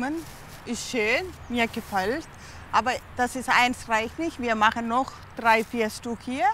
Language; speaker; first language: German; non-native, learner; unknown